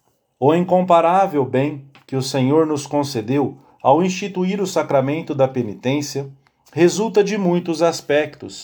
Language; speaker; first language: Portuguese; native; Portuguese